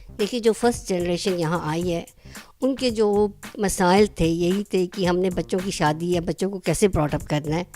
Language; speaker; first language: Urdu; non-native, fluent; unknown